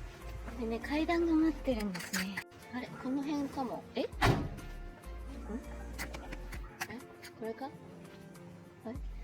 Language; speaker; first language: Japanese; native; Japanese